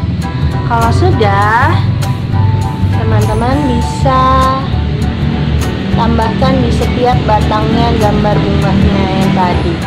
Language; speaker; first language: Indonesian; native; Indonesian